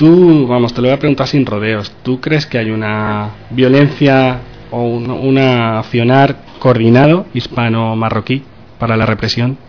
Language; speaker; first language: Spanish; native; Spanish